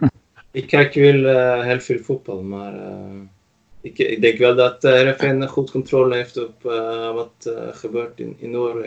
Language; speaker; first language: Dutch; non-native, fluent; Norwegian